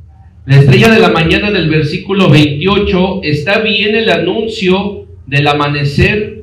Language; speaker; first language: Spanish; native; Spanish